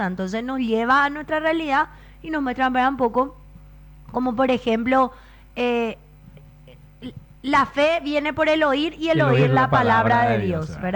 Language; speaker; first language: Spanish; native; Spanish